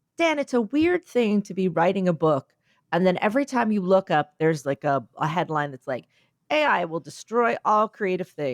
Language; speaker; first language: English; native; English